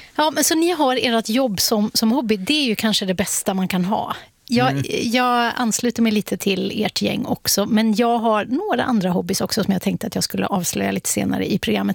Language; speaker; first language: Swedish; native; Swedish